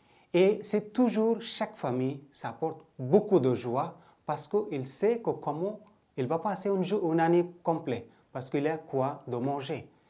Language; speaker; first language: French; non-native, fluent; Bangla